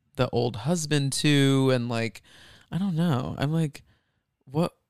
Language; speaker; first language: English; native; English